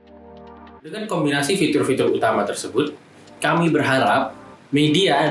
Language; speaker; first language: Indonesian; native; Indonesian